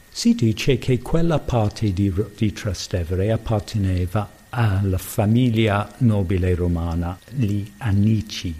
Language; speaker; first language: Italian; non-native, fluent; English